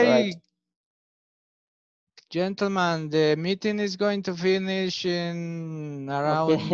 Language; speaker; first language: English; non-native, learner; Spanish